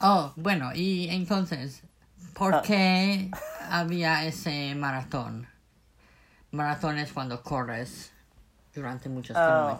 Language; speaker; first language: Spanish; non-native, fluent; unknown